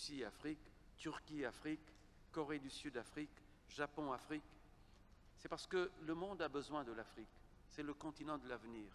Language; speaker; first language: French; non-native, fluent; Kabuverdianu